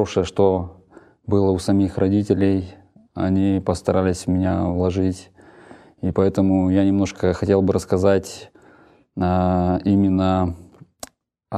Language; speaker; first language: Russian; native; Russian